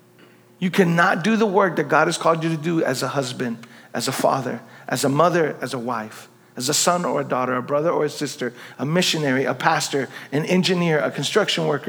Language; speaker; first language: English; native; English